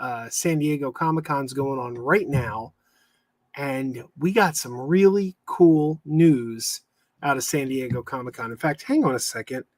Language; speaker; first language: English; native; English